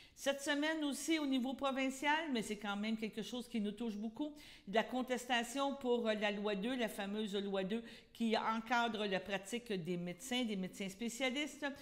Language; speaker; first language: French; native; French